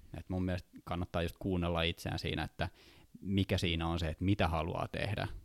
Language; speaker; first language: Finnish; native; Finnish